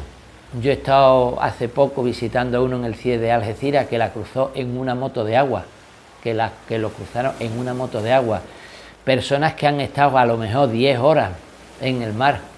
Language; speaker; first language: Spanish; native; Spanish